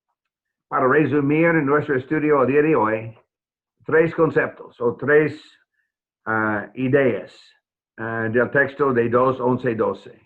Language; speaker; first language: Spanish; non-native, fluent; English